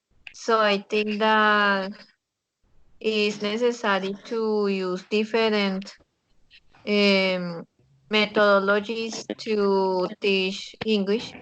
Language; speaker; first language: English; non-native, learner; Spanish